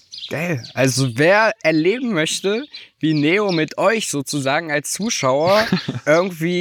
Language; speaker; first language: German; native; German